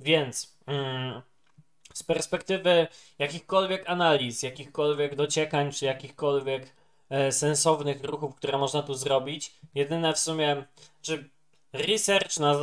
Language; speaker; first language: Polish; native; Polish